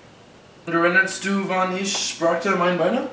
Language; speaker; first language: German; non-native, learner; English